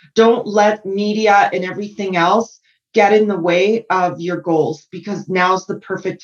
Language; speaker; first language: English; native; English